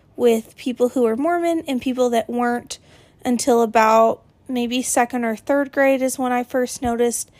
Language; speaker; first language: English; native; English